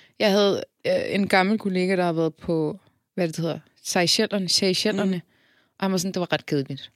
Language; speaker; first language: Danish; early bilingual, other home language; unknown